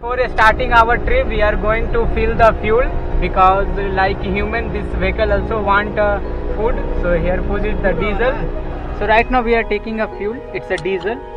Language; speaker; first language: English; non-native, local second language; Hindi